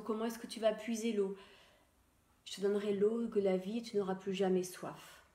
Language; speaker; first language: French; native; French